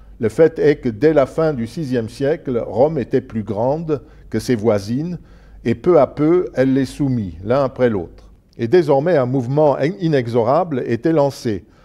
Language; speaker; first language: French; non-native, local second language; Luxembourgish